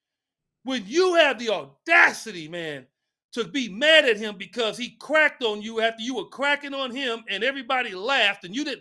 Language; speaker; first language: English; native; English